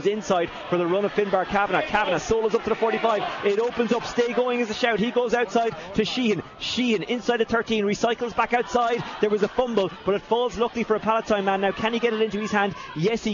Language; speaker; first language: English; native; English